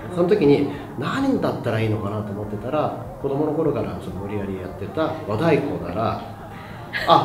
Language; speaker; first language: Japanese; native; Japanese